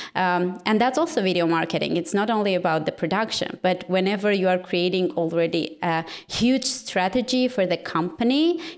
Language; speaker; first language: English; non-native, fluent; Armenian